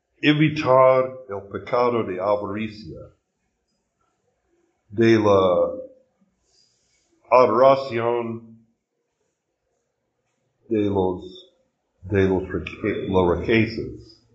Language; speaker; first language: Spanish; non-native, learner; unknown